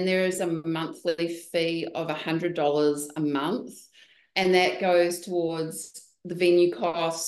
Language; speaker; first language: English; native; English